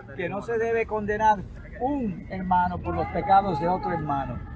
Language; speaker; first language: Spanish; non-native, fluent; English